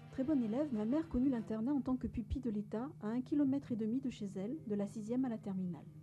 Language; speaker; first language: French; native; French